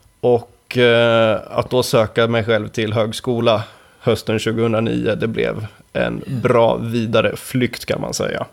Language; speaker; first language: Swedish; native; Swedish